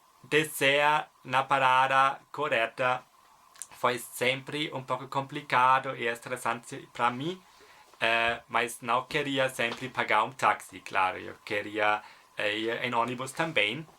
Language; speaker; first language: Portuguese; non-native, fluent; German